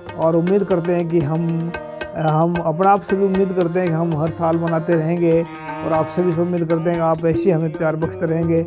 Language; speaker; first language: Hindi; non-native, local second language; Punjabi